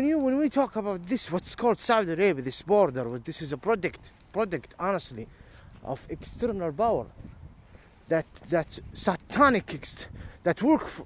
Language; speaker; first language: English; non-native, fluent; Arabic